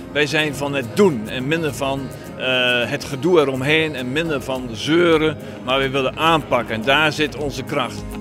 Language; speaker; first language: Dutch; native; Dutch